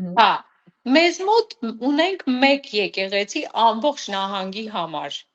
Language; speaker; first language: Armenian; native; Armenian